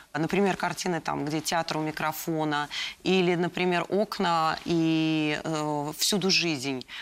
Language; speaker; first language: Russian; native; Russian